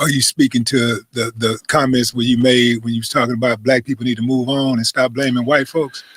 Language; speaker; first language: English; native; English